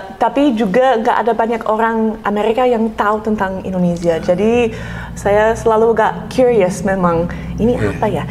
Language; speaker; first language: Indonesian; non-native, fluent; English